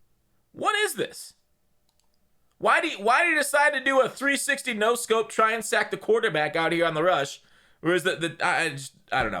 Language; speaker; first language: English; native; English